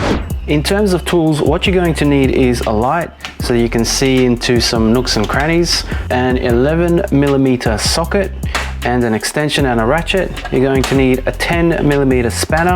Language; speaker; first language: English; native; English